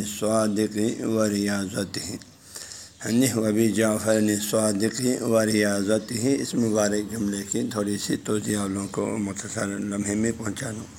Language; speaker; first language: Urdu; non-native, local second language; Balti